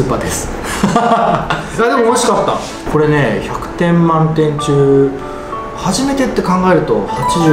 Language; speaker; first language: Japanese; native; Japanese